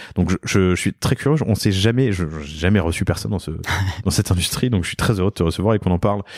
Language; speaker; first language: French; native; French